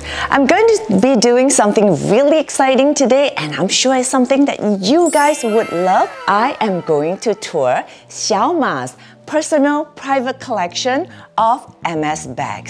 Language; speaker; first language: English; native; English